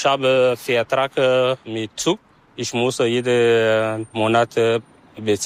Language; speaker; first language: German; non-native, learner; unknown